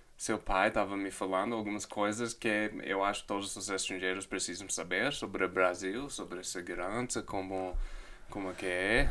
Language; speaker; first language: Portuguese; non-native, fluent; English